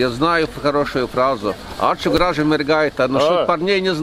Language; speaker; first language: Russian; native; Russian